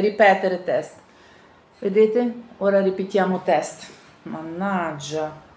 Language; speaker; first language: Italian; non-native, fluent; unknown